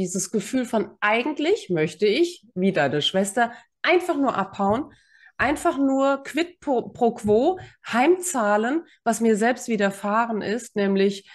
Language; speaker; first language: German; native; German